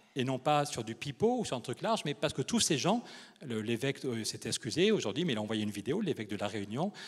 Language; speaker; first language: French; native; French